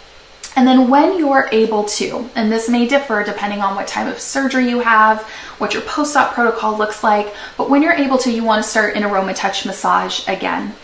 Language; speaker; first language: English; native; English